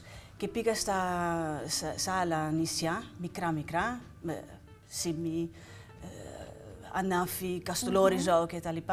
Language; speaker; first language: Greek; non-native, fluent; Dutch